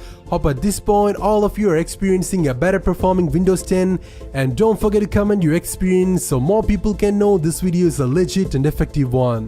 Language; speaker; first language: English; non-native, fluent; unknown